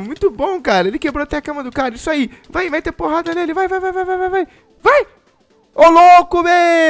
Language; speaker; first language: Portuguese; native; Portuguese